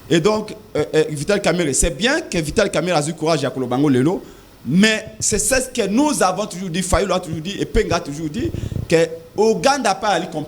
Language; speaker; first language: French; non-native, local second language; Lingala